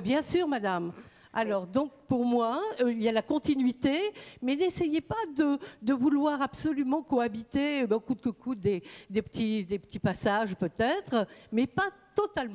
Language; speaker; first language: French; native; French